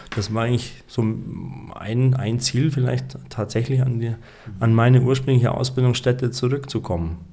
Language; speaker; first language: German; native; German